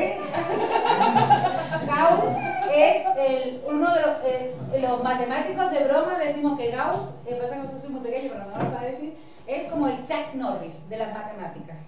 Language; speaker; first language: Spanish; native; Spanish